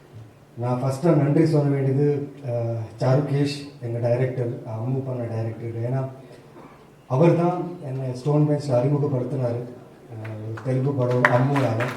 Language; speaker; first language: Tamil; non-native, fluent; Telugu